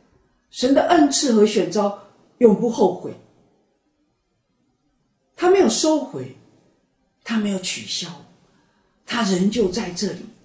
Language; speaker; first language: Chinese; native; Chinese